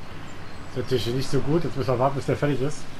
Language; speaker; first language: German; native; German